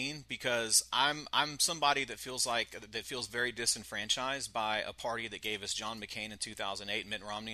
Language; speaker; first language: English; native; English